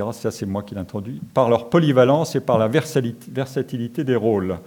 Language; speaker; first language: French; native; French